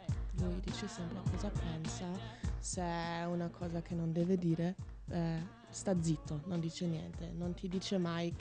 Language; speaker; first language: Italian; non-native, learner; German